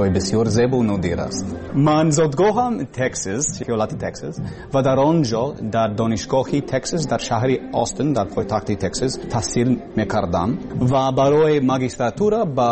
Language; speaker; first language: Persian; non-native, learner; English